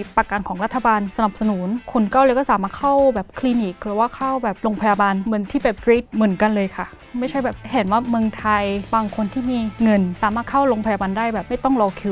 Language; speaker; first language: Thai; non-native, fluent; Korean